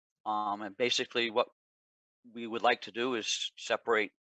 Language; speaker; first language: English; native; English